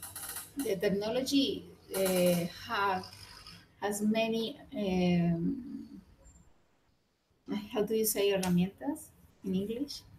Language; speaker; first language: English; non-native, learner; Spanish